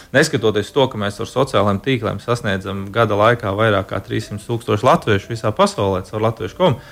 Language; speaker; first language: Latvian; native; Latvian